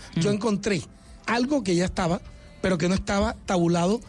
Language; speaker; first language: Spanish; native; Spanish